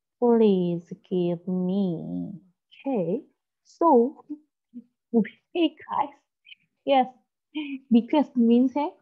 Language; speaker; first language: English; non-native, learner; Korean